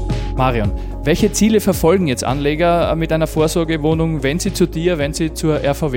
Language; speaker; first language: German; native; German